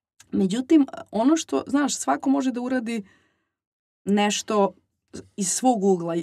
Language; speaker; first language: Serbian; native; Serbian